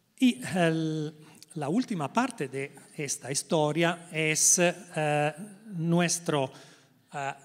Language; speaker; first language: Spanish; non-native, learner; Italian